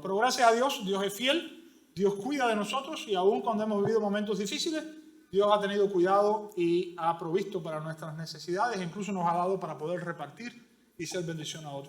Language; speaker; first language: Spanish; native; Spanish